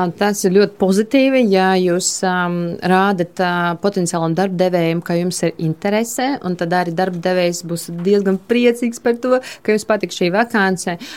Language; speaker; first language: Latvian; non-native, local second language; Russian